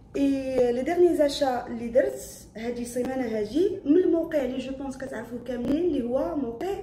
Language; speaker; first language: French; non-native, local second language; Arabic